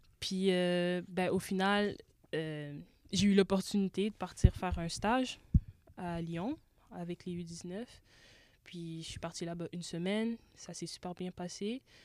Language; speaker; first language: French; native; French